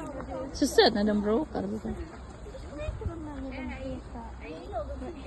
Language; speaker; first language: Swedish; non-native, fluent; Cebuano